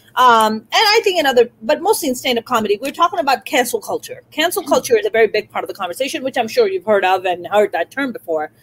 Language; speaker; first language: English; non-native, local second language; Urdu